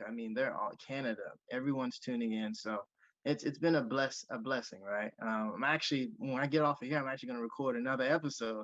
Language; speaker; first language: English; native; English